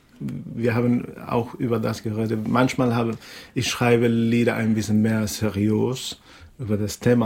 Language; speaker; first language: German; non-native, learner; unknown